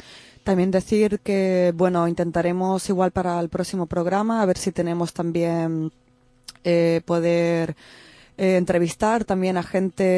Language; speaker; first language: Spanish; native; Spanish